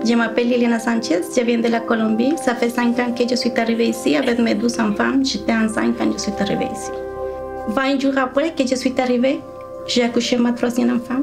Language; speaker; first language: French; non-native, learner; Spanish